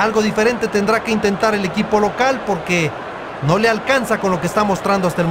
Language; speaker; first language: Spanish; native; Spanish